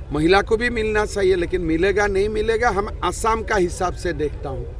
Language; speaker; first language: Hindi; non-native, local second language; Assamese